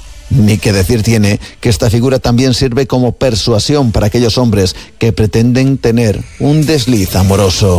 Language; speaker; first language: Spanish; native; Spanish